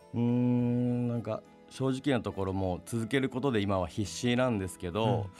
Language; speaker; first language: Japanese; native; Japanese